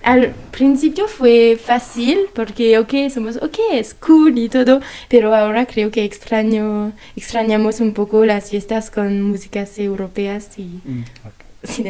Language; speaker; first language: Spanish; non-native, learner; French